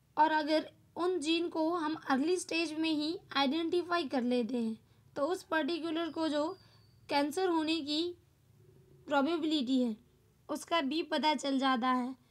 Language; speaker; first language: Hindi; non-native, local second language; Gujarati